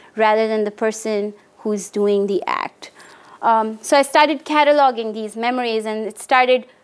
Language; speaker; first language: English; non-native, local second language; Hindi